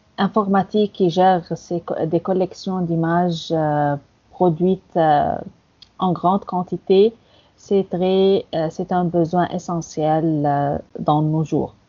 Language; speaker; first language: French; non-native, fluent; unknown